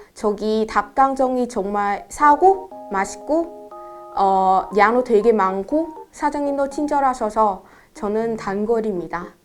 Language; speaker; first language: Korean; non-native, fluent; Vietnamese